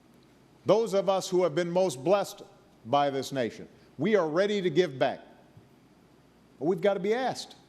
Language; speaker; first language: English; native; English